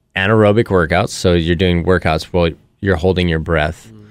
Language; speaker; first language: English; native; English